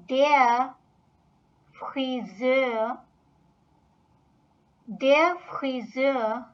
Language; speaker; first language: German; non-native, fluent; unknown